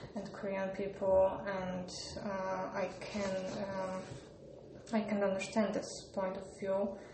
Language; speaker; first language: English; non-native, learner; Polish